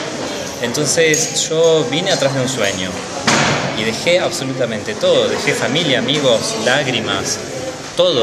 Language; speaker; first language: Spanish; native; Spanish